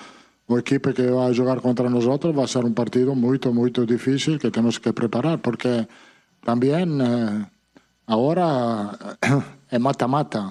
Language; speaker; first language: Portuguese; non-native, learner; Italian